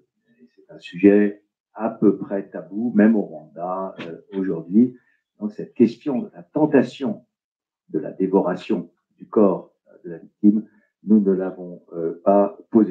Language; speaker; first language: French; native; French